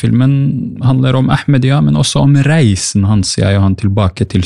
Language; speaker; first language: Norwegian; early bilingual, other home language; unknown